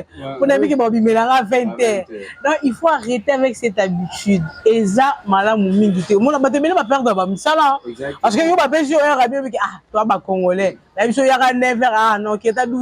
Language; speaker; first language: French; non-native, local second language; Lingala